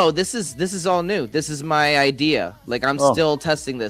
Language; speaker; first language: English; native; English